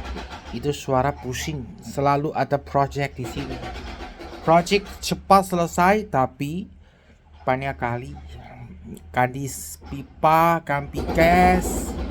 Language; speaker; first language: Indonesian; non-native, learner; Chinese